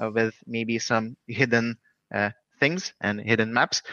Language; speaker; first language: English; non-native, fluent; Lithuanian